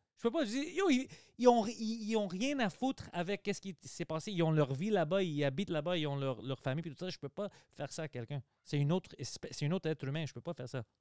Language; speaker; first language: French; early bilingual, other home language; Greek